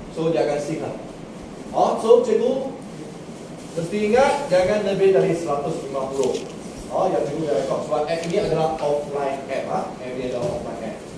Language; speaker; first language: Malay; non-native, local second language; Chinese